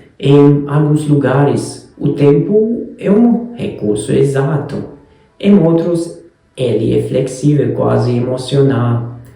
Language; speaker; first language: Portuguese; non-native, fluent; Hungarian